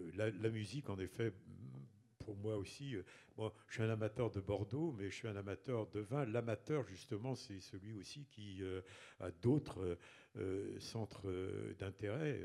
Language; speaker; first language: French; native; French